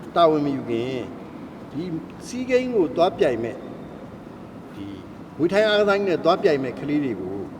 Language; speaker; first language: Burmese; native; Burmese